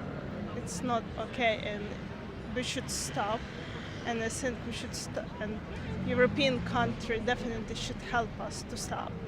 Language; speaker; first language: English; non-native, learner; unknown